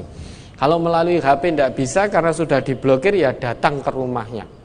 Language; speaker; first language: Indonesian; non-native, local second language; Javanese